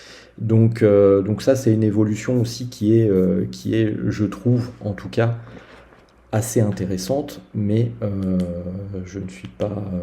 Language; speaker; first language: French; native; French